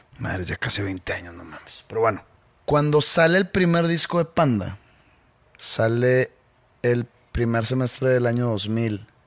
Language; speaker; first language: Spanish; native; Spanish